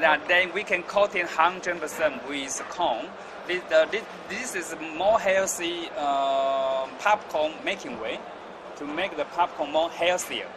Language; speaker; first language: English; non-native, learner; Chinese